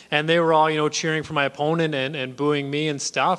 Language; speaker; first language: English; native; English